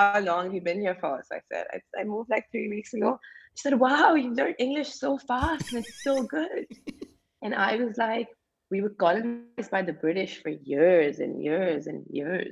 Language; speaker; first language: English; non-native, local second language; Urdu